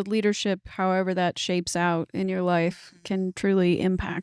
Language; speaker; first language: English; native; English